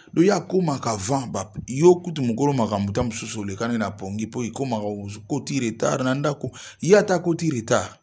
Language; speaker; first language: Lingala; native; Lingala